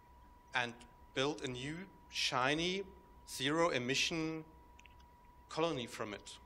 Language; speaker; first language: English; non-native, fluent; German